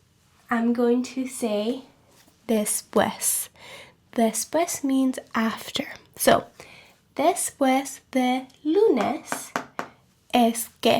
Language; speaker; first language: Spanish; non-native, learner; English